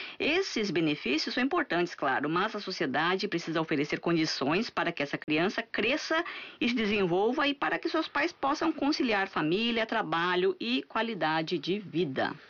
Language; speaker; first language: Portuguese; native; Portuguese